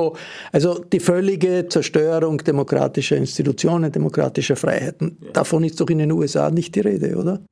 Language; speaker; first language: German; native; German